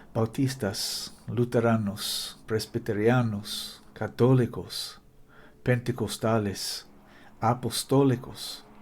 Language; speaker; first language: Spanish; non-native, fluent; English